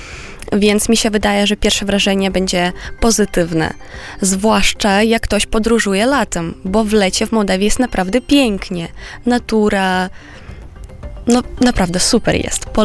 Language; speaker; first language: Polish; non-native, fluent; Romanian